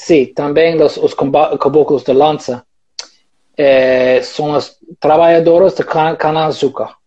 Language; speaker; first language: Portuguese; non-native, learner; English